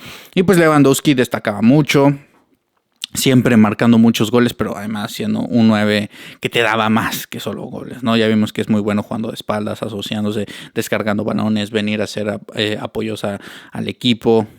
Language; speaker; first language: Spanish; native; Spanish